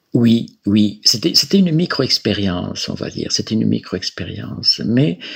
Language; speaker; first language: French; non-native, fluent; Spanish